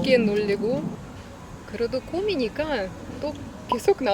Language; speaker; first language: Korean; non-native, learner; Russian